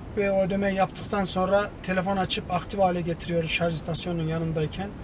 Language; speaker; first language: Turkish; native; Turkish